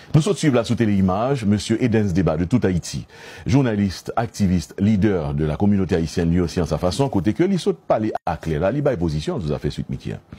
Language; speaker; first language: French; non-native, local second language; Haitian Creole